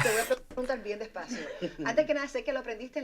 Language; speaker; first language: Spanish; native; Spanish